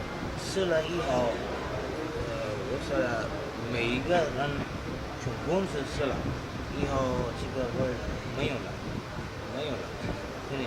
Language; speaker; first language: Chinese; non-native, learner; Punjabi